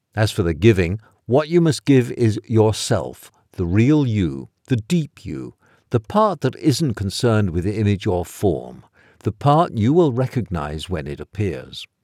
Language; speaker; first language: English; native; English